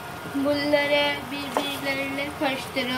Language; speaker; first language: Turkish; non-native, learner; Urdu